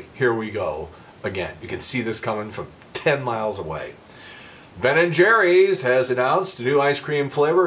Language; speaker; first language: English; native; English